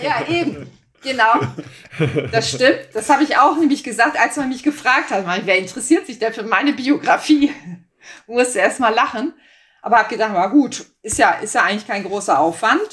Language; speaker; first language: German; native; German